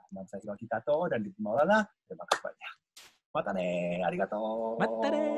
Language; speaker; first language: Indonesian; non-native, fluent; Japanese